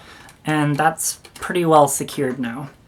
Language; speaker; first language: English; native; English